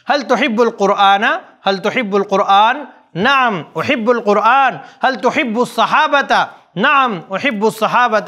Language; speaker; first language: Arabic; non-native, fluent; Urdu